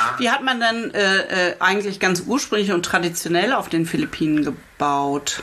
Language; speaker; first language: German; native; German